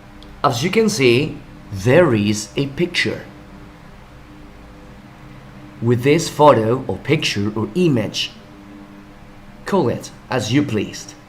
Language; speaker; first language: English; non-native, fluent; Spanish